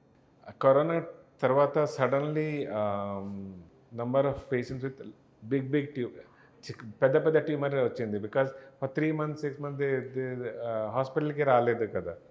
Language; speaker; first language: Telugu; non-native, local second language; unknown